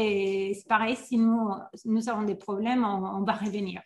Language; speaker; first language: French; non-native, fluent; Spanish